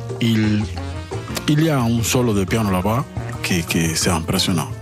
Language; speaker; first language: French; non-native, learner; Spanish